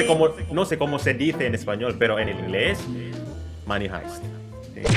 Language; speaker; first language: Spanish; non-native, learner; Indonesian